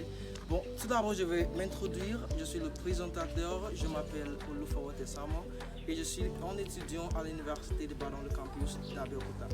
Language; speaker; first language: French; non-native, learner; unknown